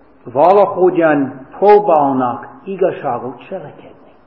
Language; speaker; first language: Hungarian; non-native, fluent; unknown